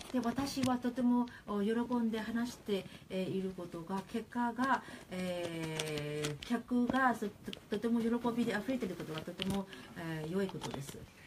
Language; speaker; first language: Japanese; non-native, fluent; Burmese